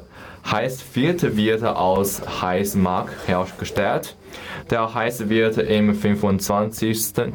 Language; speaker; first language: German; non-native, learner; Chinese